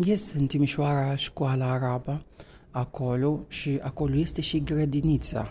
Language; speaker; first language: Romanian; non-native, fluent; Arabic